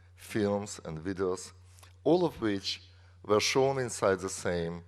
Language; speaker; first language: English; non-native, fluent; Russian